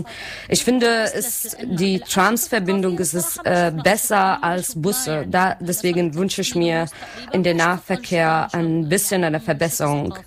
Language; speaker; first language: German; non-native, learner; Arabic